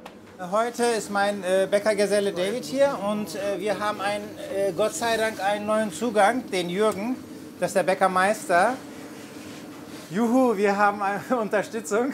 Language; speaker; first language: German; native; German